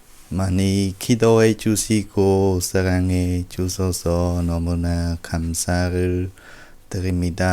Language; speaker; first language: Korean; non-native, fluent; Khmer